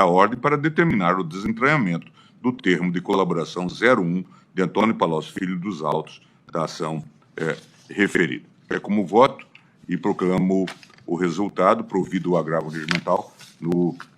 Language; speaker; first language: Portuguese; native; Portuguese